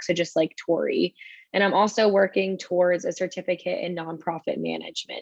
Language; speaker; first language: English; native; English